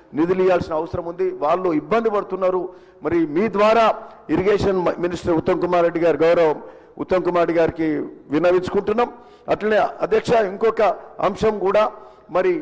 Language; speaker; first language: Telugu; native; Telugu